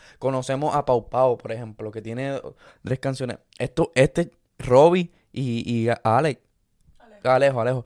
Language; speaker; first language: Spanish; early bilingual, other home language; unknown